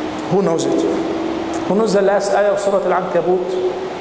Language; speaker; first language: English; non-native, fluent; Arabic